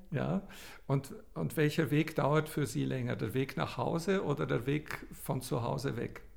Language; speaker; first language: German; native; German